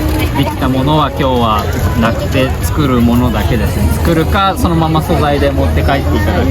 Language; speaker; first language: Japanese; native; Japanese